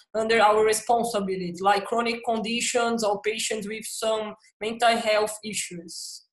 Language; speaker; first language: English; non-native, fluent; Portuguese